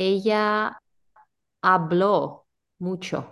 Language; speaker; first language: Spanish; non-native, learner; English